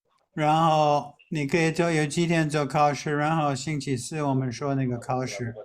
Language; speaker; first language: Chinese; non-native, fluent; English